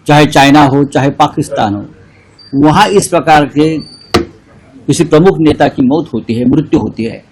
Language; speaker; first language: Hindi; non-native, local second language; Marathi